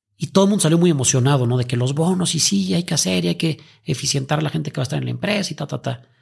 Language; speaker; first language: Spanish; native; Spanish